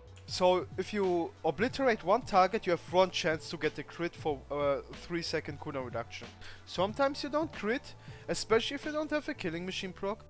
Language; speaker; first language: English; non-native, fluent; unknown